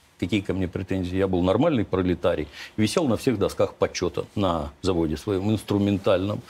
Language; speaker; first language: Russian; native; Russian